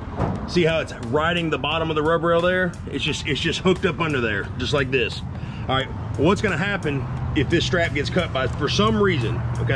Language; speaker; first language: English; native; English